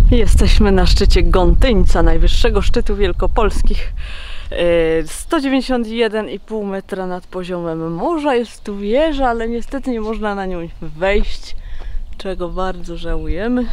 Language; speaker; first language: Polish; native; Polish